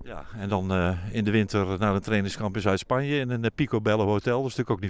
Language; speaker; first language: Dutch; native; Dutch